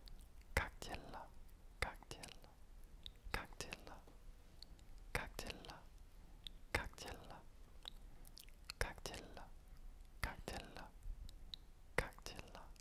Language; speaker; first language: Russian; non-native, learner; French